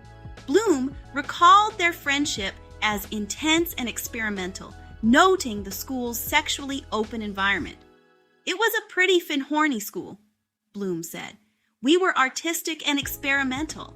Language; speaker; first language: English; native; English